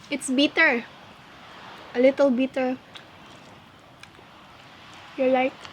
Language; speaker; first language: English; non-native, learner; Cebuano